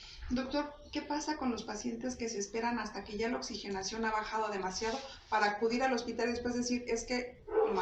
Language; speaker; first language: Spanish; native; Spanish